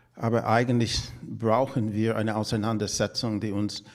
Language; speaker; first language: German; non-native, fluent; English